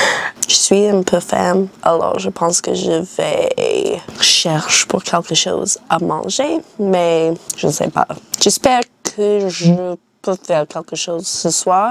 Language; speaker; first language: French; non-native, learner; English